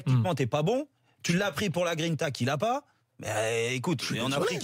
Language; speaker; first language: French; native; French